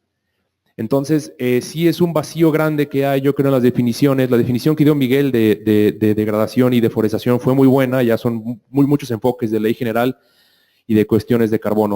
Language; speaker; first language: Spanish; native; Spanish